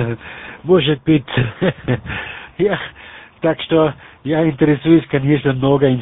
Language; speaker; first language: Russian; non-native, learner; German